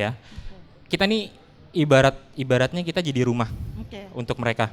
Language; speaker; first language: Indonesian; native; Indonesian